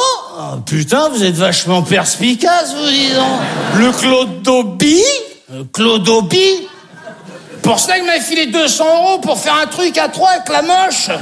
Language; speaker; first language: French; native; French